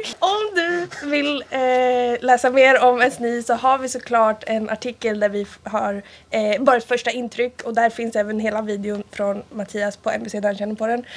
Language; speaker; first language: Swedish; early bilingual, other home language; Italian